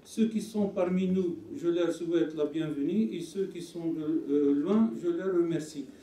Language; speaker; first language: French; non-native, local second language; Arabic